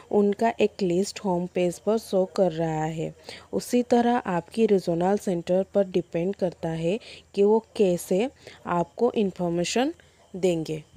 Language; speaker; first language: Hindi; non-native, local second language; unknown